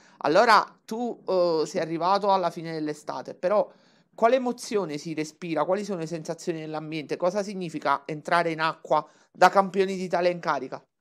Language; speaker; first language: Italian; native; Italian